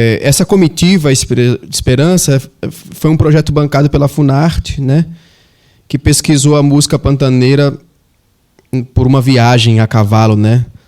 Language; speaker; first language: Portuguese; native; Portuguese